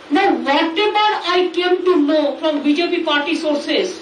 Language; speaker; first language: English; non-native, local second language; Bangla